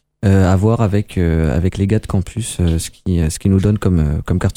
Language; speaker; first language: French; native; French